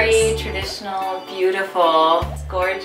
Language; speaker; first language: English; early bilingual, other home language; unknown